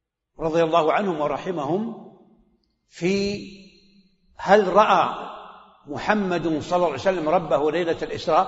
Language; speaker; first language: Arabic; native; Arabic